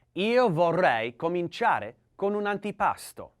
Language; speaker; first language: Italian; non-native, learner; English